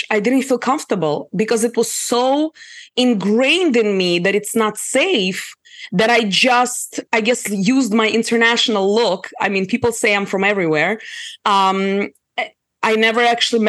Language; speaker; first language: English; early bilingual, other home language; Russian